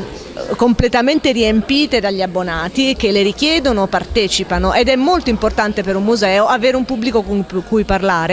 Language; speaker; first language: Italian; native; Italian